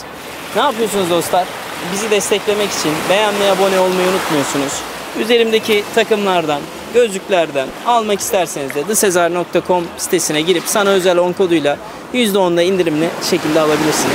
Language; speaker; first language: Turkish; native; Turkish